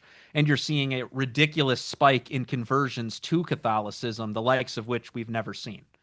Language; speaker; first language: English; native; English